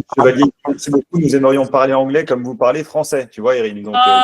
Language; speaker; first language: French; native; French